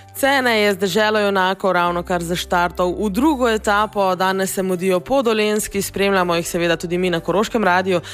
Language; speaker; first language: Slovenian; native; Slovenian